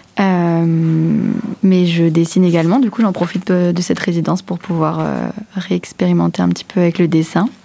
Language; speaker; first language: French; native; French